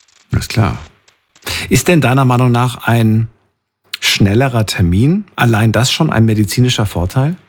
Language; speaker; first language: German; native; German